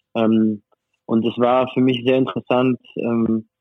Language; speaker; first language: German; non-native, fluent; French